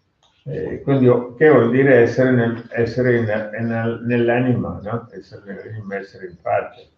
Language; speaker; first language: Italian; non-native, fluent; Tamil